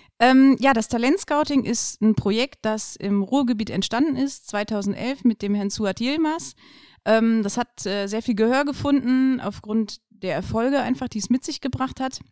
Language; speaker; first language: German; native; German